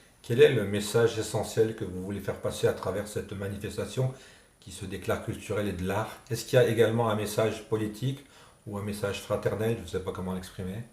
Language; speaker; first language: French; native; French